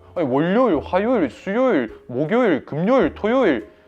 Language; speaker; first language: Korean; native; Korean